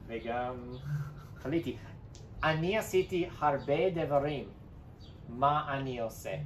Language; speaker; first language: Hebrew; non-native, learner; English